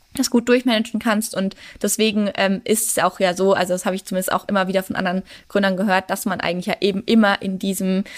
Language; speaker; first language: German; native; German